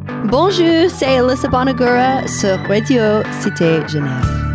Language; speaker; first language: French; non-native, learner; English